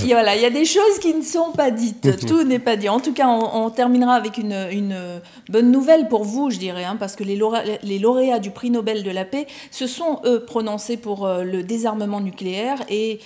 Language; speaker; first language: French; native; French